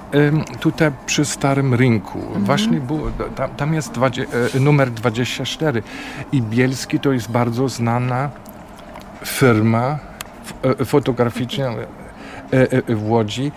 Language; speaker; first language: Polish; non-native, fluent; German